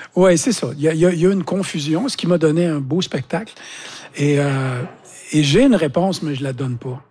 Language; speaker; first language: French; native; French